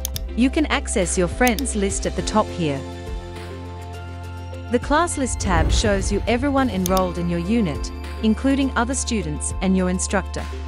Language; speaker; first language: English; native; English